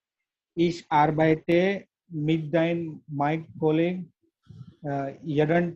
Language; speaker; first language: German; non-native, learner; Gujarati